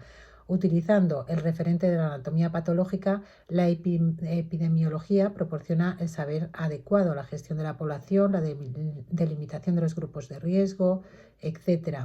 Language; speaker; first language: Spanish; native; Spanish